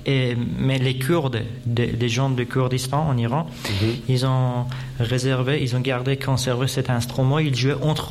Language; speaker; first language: French; non-native, fluent; Persian